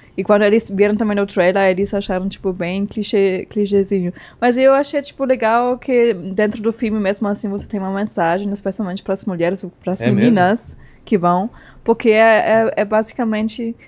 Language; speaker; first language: Portuguese; non-native, fluent; German